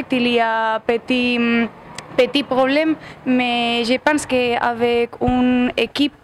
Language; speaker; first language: French; non-native, learner; Spanish